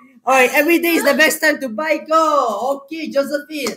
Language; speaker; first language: English; non-native, local second language; Chinese